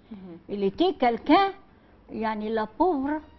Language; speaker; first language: French; non-native, learner; Arabic